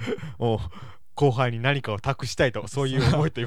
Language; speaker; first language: Japanese; native; Japanese